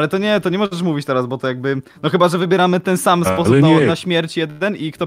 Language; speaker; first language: Polish; native; Polish